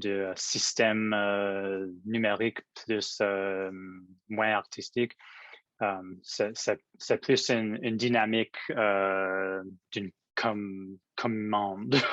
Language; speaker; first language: French; non-native, local second language; English